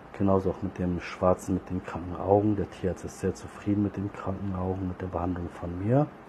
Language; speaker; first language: German; early bilingual, other home language; Turkish